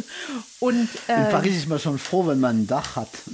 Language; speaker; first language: German; early bilingual, heritage; French